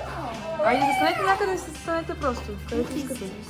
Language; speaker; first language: Bulgarian; native; Bulgarian